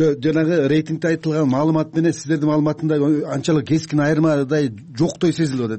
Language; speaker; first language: Kyrgyz; native; Kyrgyz